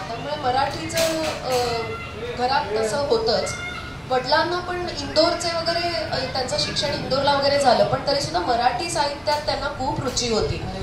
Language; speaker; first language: Marathi; non-native, local second language; Konkani